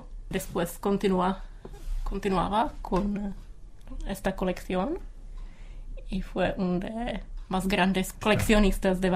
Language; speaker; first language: Spanish; non-native, learner; Czech